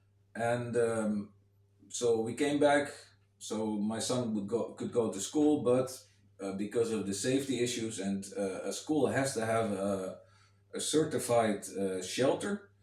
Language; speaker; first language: English; non-native, fluent; Dutch